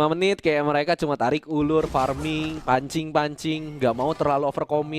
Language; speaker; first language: Indonesian; native; Indonesian